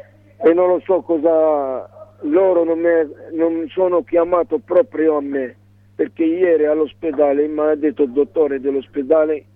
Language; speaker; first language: Italian; non-native, learner; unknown